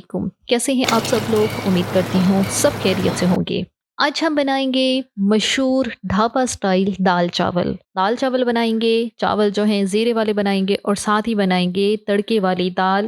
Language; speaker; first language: Hindi; native; Hindi